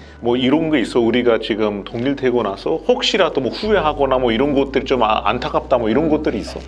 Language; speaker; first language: Korean; non-native, fluent; Hindi